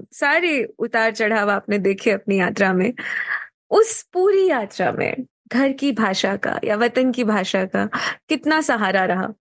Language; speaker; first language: Hindi; native; Hindi